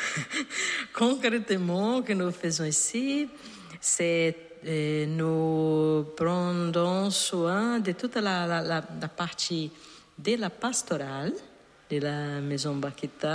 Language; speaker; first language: French; non-native, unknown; Portuguese